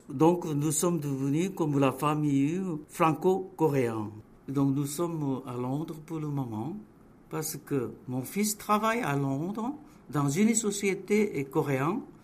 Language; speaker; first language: French; non-native, fluent; Korean